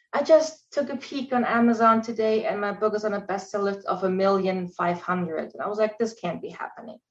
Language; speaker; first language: English; non-native, fluent; German